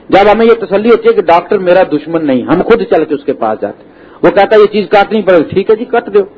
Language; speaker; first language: Urdu; non-native, local second language; Punjabi